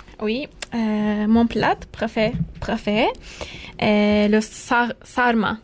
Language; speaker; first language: French; non-native, learner; Turkish